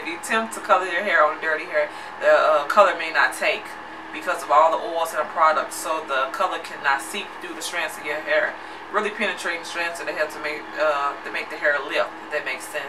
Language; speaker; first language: English; native; English